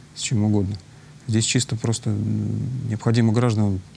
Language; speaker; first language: Russian; native; Russian